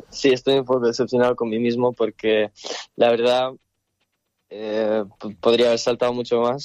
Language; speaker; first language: Spanish; early bilingual, other home language; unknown